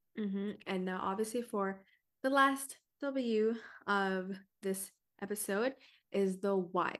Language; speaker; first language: English; early bilingual, other home language; Filipino